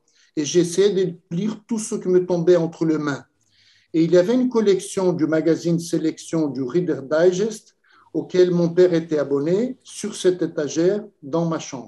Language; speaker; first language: French; non-native, fluent; Portuguese